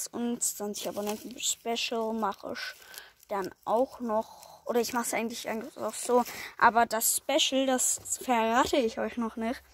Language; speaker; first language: German; native; German